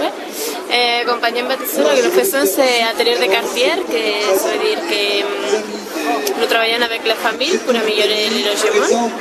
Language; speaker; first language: French; non-native, learner; Spanish